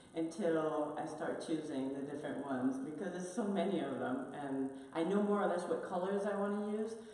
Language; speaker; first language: English; non-native, fluent; Spanish